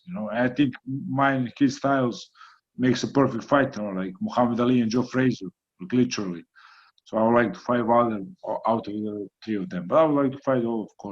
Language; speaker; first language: English; non-native, fluent; Croatian